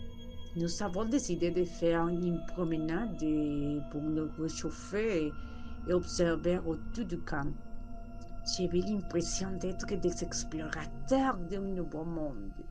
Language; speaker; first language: French; non-native, learner; Spanish